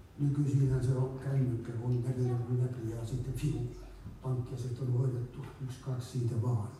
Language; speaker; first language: Finnish; native; Finnish